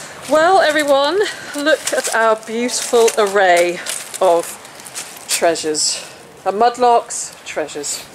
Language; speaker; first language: English; native; English